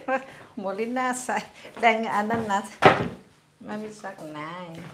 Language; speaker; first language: German; non-native, learner; Thai